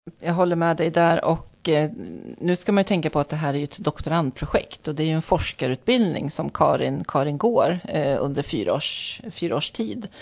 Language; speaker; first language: Swedish; native; Swedish